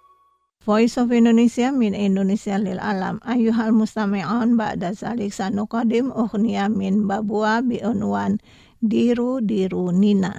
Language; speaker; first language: Arabic; non-native, fluent; Indonesian